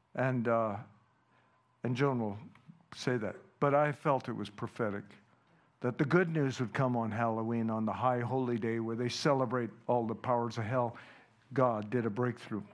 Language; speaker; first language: English; non-native, fluent; Dutch